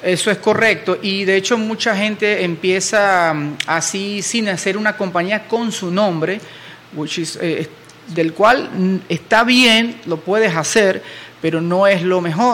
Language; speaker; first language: Spanish; native; Spanish